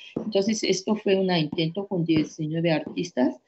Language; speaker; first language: Spanish; non-native, fluent; Japanese